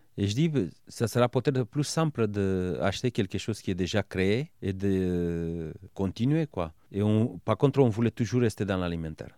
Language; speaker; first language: French; non-native, fluent; Romanian